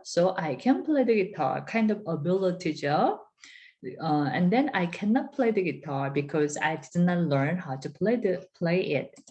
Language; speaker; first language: English; non-native, fluent; Korean